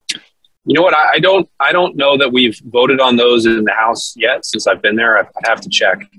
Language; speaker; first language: English; native; English